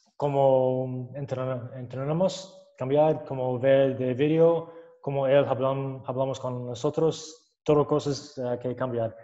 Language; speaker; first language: Spanish; non-native, learner; English